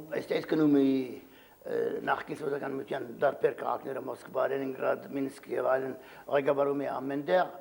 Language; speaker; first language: Armenian; early bilingual, heritage; Armenian